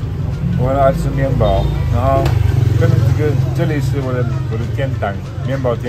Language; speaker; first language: Chinese; non-native, fluent; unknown